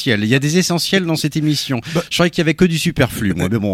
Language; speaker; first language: French; native; French